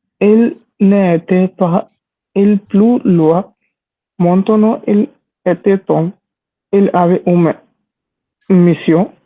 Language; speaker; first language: French; non-native, learner; Hindi